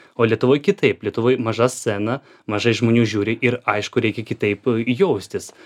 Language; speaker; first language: Lithuanian; non-native, fluent; Ukrainian